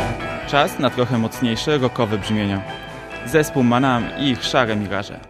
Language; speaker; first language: Polish; native; Polish